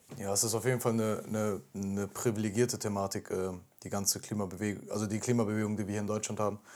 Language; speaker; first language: German; early bilingual, other home language; Turkish